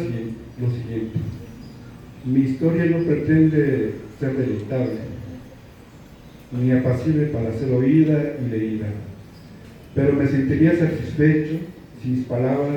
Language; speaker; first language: Spanish; native; Spanish